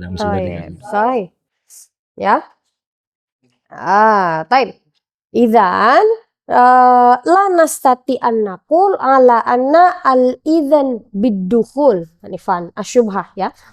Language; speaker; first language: Arabic; non-native, fluent; Indonesian